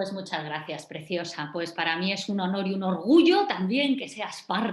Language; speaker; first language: Spanish; native; Spanish